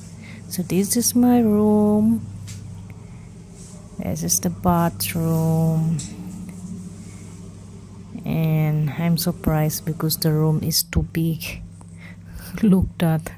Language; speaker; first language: English; non-native, local second language; Filipino